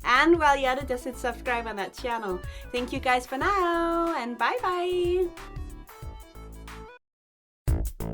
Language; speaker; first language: English; non-native, fluent; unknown